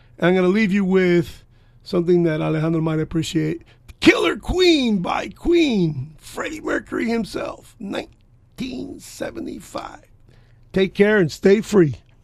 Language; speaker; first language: English; early bilingual, other home language; Spanish